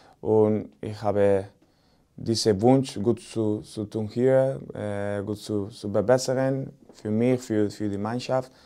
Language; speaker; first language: German; non-native, learner; Spanish